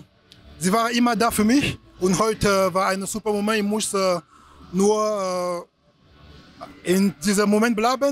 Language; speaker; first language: German; non-native, learner; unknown